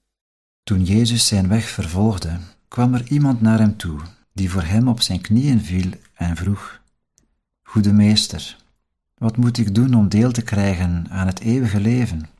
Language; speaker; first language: Dutch; native; Dutch